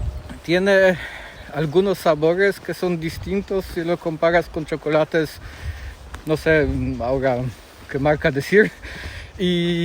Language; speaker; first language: Spanish; non-native, fluent; Polish